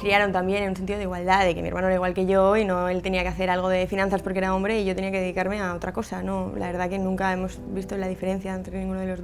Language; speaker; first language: Spanish; native; Spanish